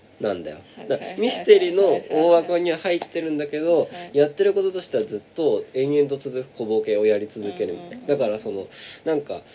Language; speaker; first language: Japanese; native; Japanese